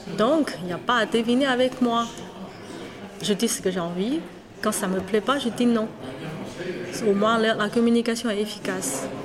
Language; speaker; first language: French; non-native, fluent; Chinese